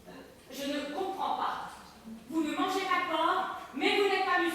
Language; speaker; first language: French; native; French